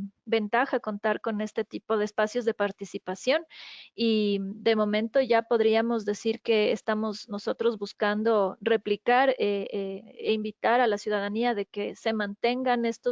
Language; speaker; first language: Spanish; native; Spanish